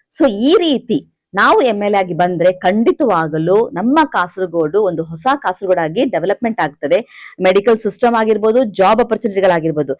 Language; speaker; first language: Kannada; native; Kannada